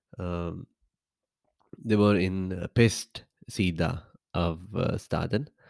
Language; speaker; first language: Swedish; non-native, learner; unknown